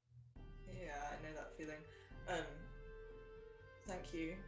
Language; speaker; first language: English; native; English